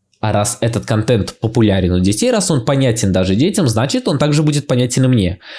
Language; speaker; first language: Russian; native; Russian